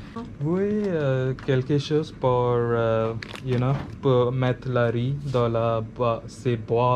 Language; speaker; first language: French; non-native, learner; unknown